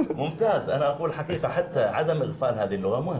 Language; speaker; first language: Arabic; native; Arabic